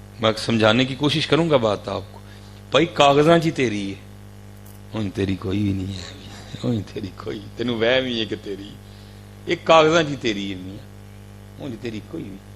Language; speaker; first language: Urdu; non-native, local second language; Punjabi